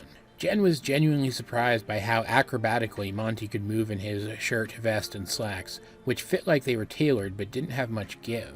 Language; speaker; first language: English; native; English